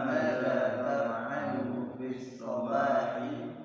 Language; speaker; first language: Arabic; non-native, learner; Indonesian